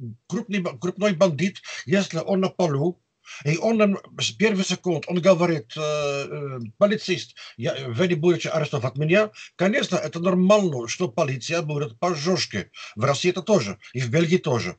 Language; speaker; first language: Russian; non-native, fluent; Dutch